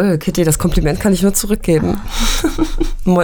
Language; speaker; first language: German; native; German